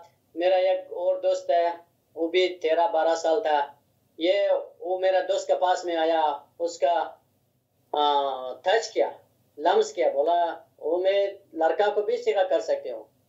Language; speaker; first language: Hindi; non-native, learner; Hazaragi